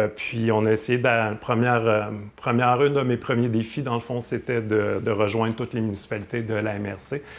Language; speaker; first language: French; native; French